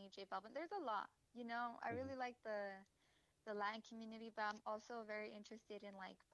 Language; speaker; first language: English; native; English